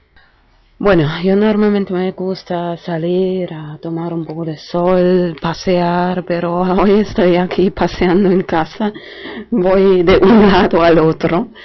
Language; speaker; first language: Spanish; non-native, fluent; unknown